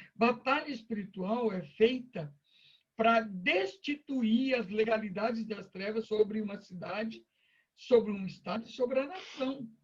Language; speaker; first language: Portuguese; native; Portuguese